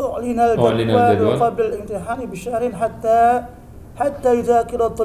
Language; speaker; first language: Arabic; non-native, learner; Indonesian